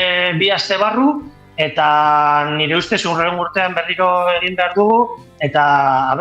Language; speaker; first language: Basque; non-native, local second language; Spanish